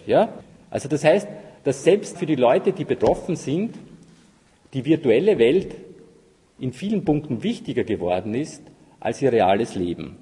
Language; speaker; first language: German; native; German